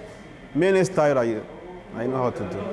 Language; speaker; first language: English; non-native, learner; Kinyarwanda